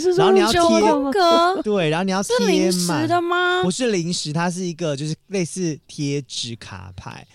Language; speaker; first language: Chinese; non-native, local second language; Hakka Chinese